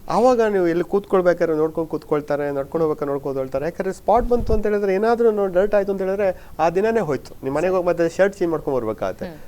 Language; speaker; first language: Kannada; native; Kannada